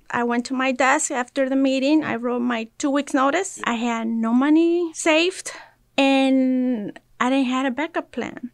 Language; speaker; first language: English; early bilingual, other home language; Spanish